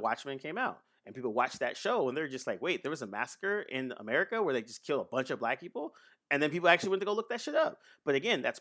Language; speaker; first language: English; native; English